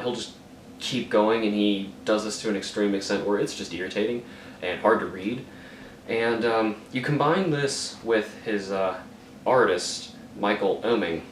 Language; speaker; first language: English; native; English